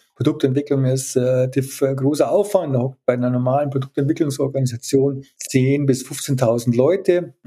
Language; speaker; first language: German; native; German